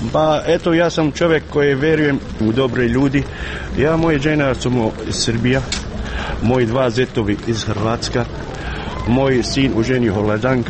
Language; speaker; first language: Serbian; non-native, fluent; Arabic